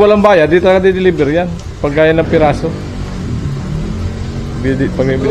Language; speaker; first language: Filipino; native; Filipino